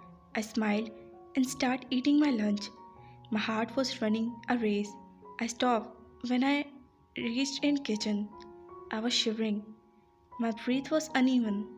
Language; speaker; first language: English; non-native, local second language; Urdu